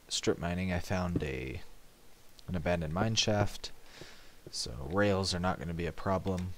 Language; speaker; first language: English; native; English